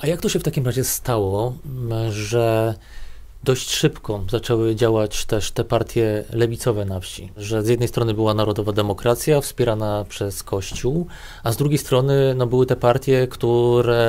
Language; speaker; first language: Polish; native; Polish